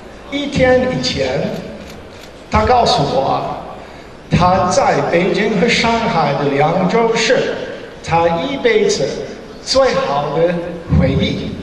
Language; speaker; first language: Chinese; non-native, learner; English